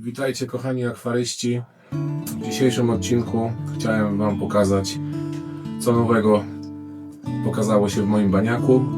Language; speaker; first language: Polish; native; Polish